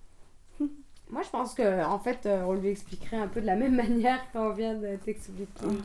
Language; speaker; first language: French; native; French